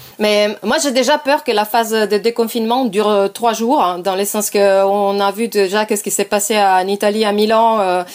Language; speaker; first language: French; non-native, fluent; Italian